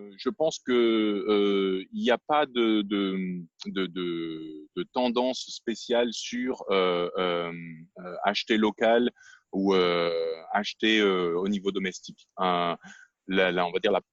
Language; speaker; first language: French; native; French